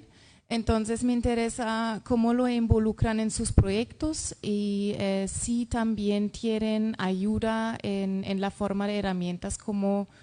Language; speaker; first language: Spanish; non-native, fluent; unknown